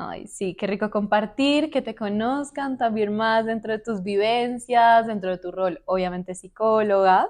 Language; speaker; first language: Spanish; native; Spanish